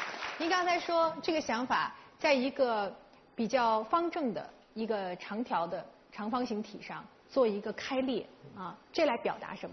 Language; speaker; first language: Chinese; native; Chinese